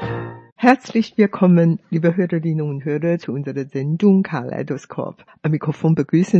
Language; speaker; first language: German; non-native, fluent; Chinese